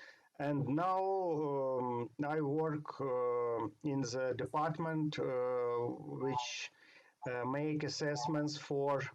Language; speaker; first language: English; non-native, learner; Ukrainian